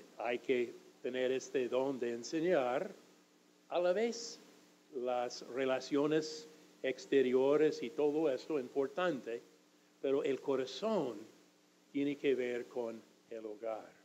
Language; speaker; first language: Spanish; non-native, fluent; English